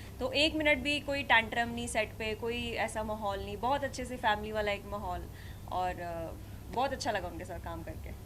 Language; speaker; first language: Hindi; non-native, local second language; Punjabi